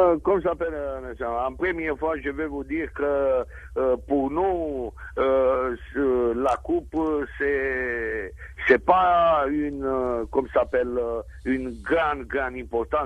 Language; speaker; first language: French; non-native, fluent; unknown